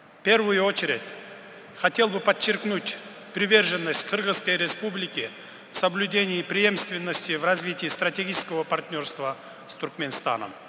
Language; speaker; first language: Russian; non-native, local second language; Kyrgyz